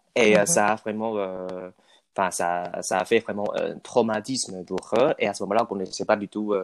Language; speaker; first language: French; non-native, fluent; Chinese